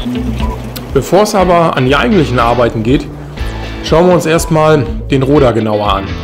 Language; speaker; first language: German; native; German